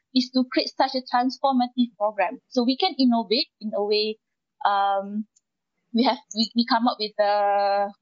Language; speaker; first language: English; non-native, local second language; Malay